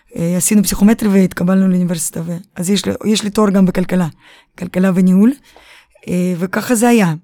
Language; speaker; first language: Hebrew; early bilingual, other home language; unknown